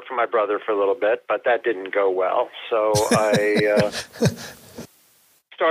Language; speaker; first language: English; native; English